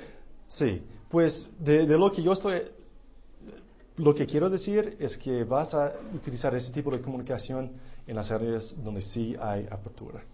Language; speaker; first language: Spanish; non-native, fluent; English